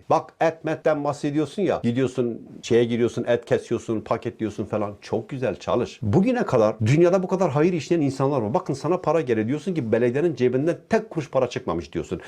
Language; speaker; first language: Turkish; non-native, local second language; Kurdish